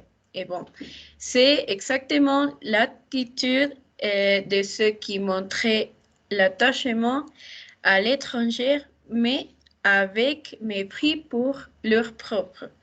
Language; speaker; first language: French; non-native, learner; Spanish